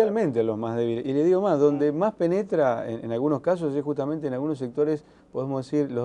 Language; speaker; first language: Spanish; native; Spanish